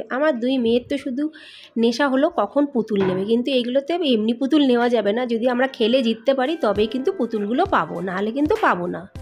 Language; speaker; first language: Bangla; native; Bangla